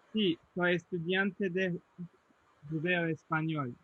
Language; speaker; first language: Spanish; non-native, learner; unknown